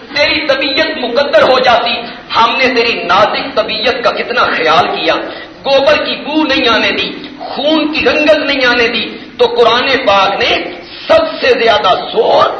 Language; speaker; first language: Urdu; non-native, local second language; Punjabi